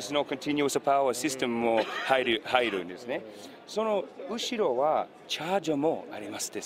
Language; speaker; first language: Japanese; non-native, learner; English